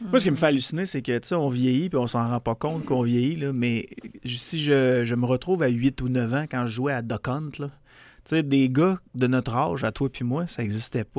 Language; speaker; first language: French; native; French